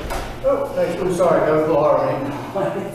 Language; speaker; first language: English; native; English